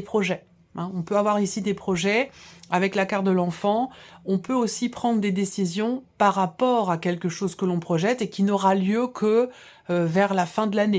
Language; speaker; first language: French; native; French